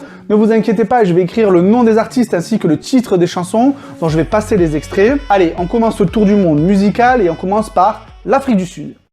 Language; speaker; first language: French; native; French